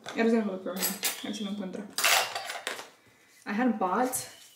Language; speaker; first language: English; early bilingual, other home language; Spanish